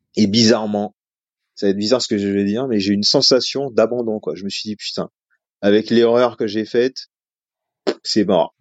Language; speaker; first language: French; native; French